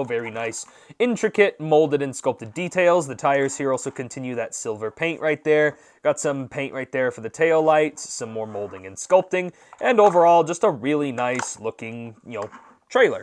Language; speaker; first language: English; native; English